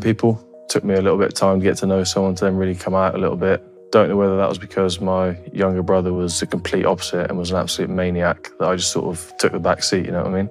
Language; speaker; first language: English; native; English